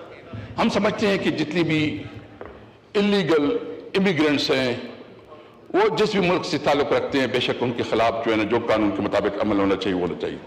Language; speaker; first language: Urdu; non-native, local second language; Pashto